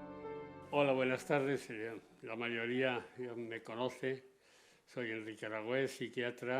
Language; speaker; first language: Spanish; native; Spanish